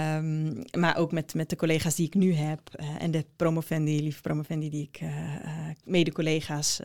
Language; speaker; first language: Dutch; early bilingual, other home language; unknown